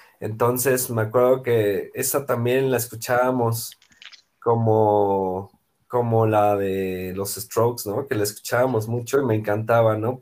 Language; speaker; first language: Spanish; native; Spanish